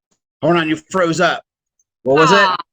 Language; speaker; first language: English; native; English